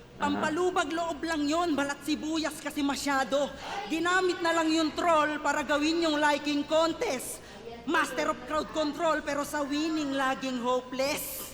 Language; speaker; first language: Filipino; native; Filipino